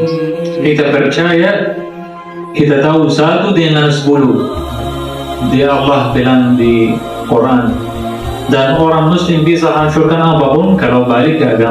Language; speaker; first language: Indonesian; non-native, fluent; Arabic